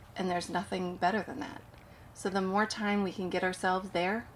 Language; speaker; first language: English; native; English